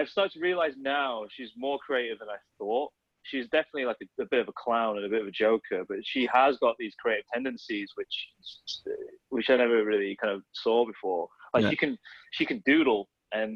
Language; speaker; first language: English; native; English